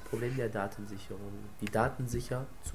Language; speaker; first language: German; non-native, fluent; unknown